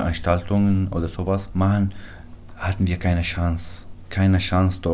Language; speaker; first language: German; non-native, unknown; Arabic